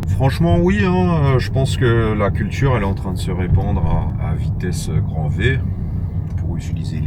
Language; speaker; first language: French; native; French